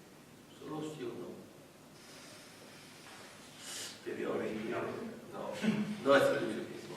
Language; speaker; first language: Spanish; non-native, fluent; French